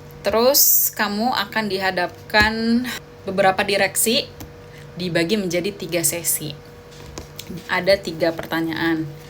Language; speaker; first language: Indonesian; native; Indonesian